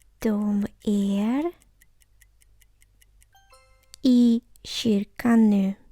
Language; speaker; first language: Swedish; non-native, fluent; Ukrainian